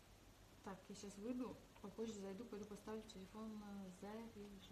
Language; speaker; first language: Russian; native; Russian